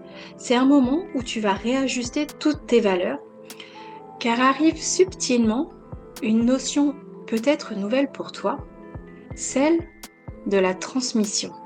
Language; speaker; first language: French; native; French